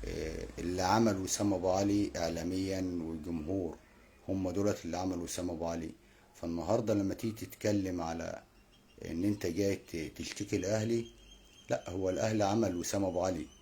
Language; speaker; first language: Arabic; native; Arabic